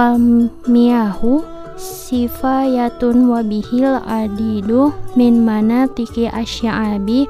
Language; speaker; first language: Arabic; non-native, fluent; Indonesian